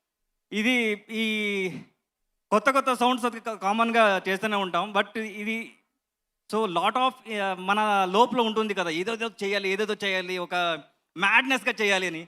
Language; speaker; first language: Telugu; non-native, learner; Kannada